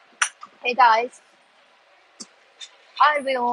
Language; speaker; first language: English; non-native, learner; Thai